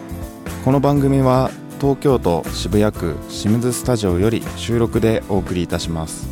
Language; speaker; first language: Japanese; native; Japanese